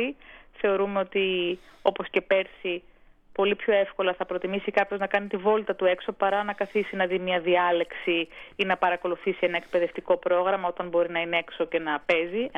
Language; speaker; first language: Greek; native; Greek